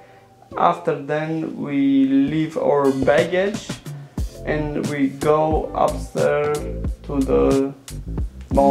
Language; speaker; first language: English; non-native, learner; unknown